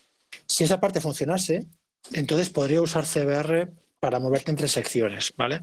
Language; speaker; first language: Spanish; native; Spanish